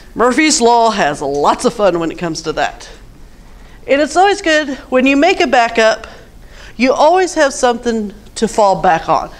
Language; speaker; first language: English; native; English